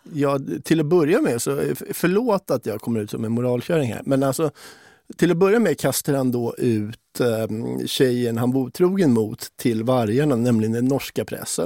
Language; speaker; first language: Swedish; native; Swedish